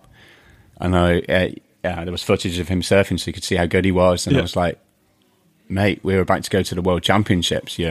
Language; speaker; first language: English; native; English